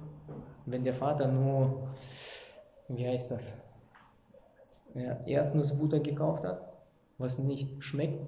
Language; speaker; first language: German; non-native, fluent; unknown